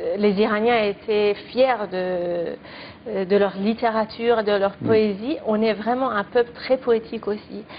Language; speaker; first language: French; non-native, fluent; Persian